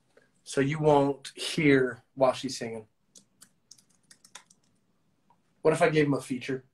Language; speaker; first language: English; native; English